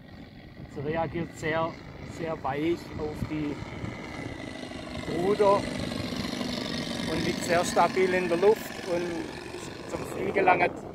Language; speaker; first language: German; native; German